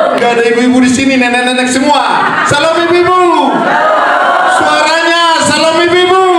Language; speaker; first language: Indonesian; non-native, local second language; Batak Toba